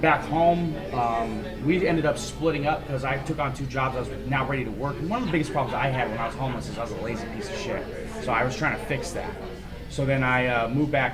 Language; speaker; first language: English; native; English